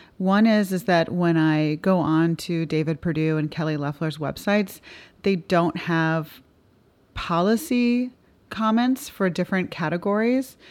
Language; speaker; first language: English; native; English